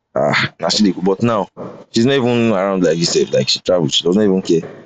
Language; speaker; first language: English; non-native, local second language; Bini